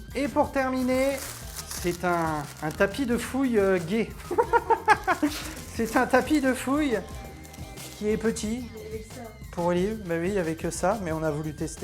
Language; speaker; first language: French; native; French